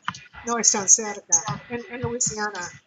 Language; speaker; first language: Spanish; non-native, learner; English